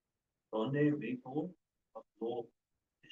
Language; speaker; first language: Spanish; non-native, learner; English